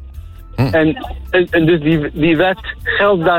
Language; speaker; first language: Dutch; non-native, fluent; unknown